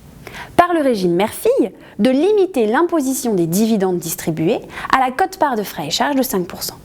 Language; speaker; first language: French; native; French